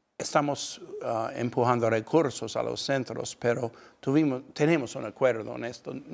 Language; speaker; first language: Spanish; non-native, fluent; English